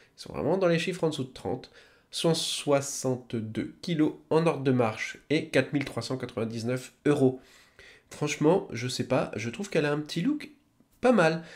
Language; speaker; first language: French; native; French